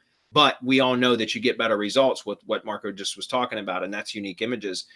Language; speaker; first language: English; native; English